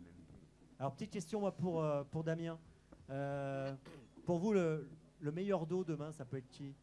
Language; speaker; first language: French; native; French